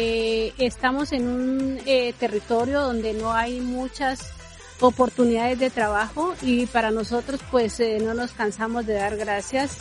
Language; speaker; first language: Spanish; native; Spanish